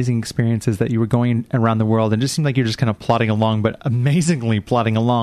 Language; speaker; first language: English; native; English